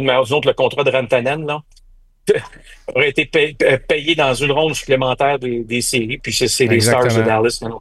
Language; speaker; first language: French; native; French